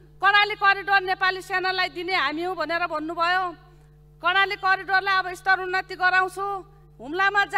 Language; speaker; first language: Nepali; native; Nepali